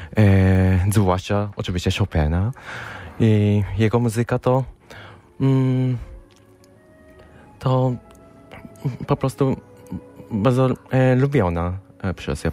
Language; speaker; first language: Polish; non-native, fluent; Japanese